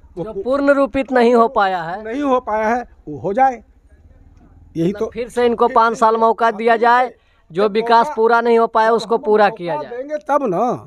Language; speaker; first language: Hindi; native; Hindi